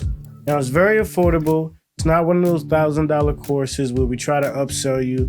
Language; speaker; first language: English; native; English